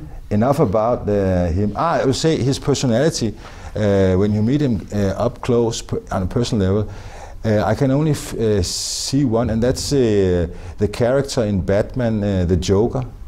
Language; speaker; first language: English; non-native, fluent; Danish